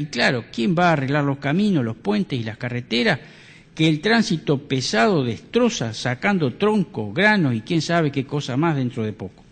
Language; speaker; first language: Spanish; native; Spanish